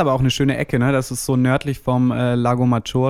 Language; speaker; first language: German; native; German